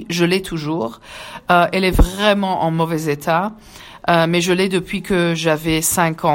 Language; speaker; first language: French; early bilingual, other home language; Persian